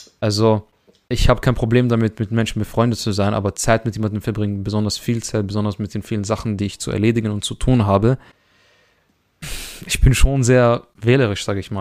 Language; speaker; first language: German; early bilingual, other home language; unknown